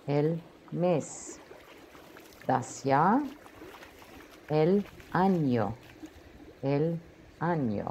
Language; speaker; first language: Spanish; non-native, fluent; German